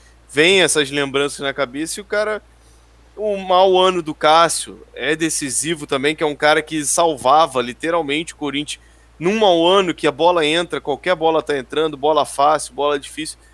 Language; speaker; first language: Portuguese; native; Portuguese